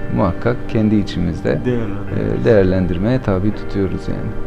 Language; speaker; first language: Turkish; non-native, fluent; Albanian